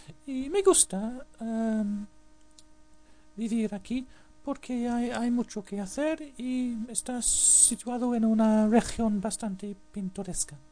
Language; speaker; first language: Spanish; non-native, fluent; English